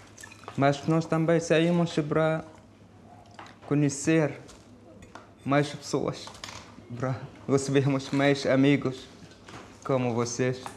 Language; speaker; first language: Portuguese; non-native, learner; Arabic